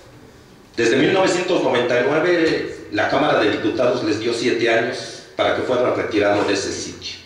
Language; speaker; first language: Spanish; native; Spanish